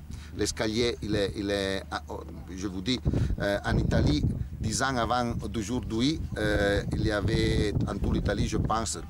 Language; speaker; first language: French; non-native, learner; Italian